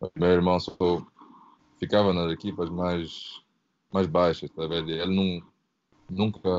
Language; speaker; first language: Portuguese; early bilingual, heritage; Portuguese